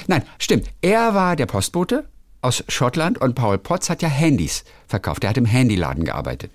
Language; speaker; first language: German; native; German